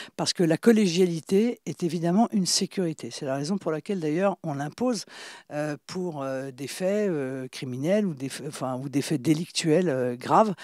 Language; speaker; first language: French; native; French